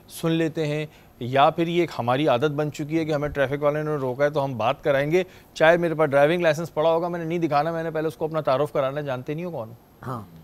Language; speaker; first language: Urdu; native; Urdu